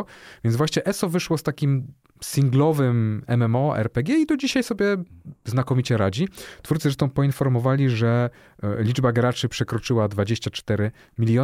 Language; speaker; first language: Polish; native; Polish